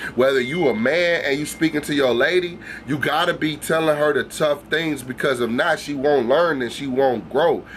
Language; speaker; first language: English; native; English